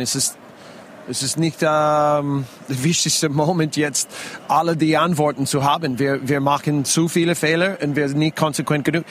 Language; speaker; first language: German; non-native, fluent; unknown